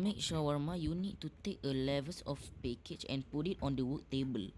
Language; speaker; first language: English; non-native, local second language; Malay